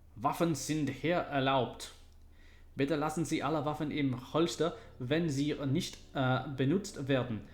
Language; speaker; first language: German; non-native, learner; English